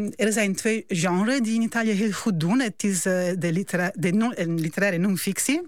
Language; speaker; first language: Dutch; non-native, fluent; Italian